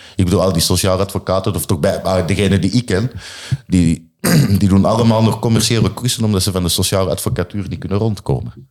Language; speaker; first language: Dutch; native; Dutch